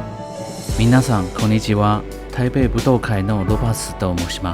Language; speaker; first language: Japanese; non-native, learner; Chinese